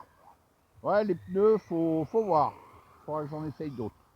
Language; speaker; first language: French; native; French